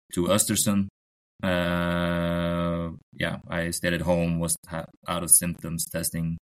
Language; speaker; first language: English; non-native, fluent; Norwegian